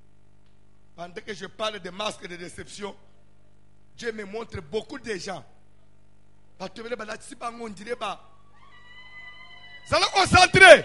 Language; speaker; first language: French; non-native, local second language; Lingala